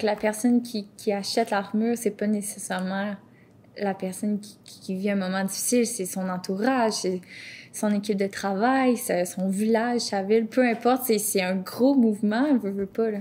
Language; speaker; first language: French; native; French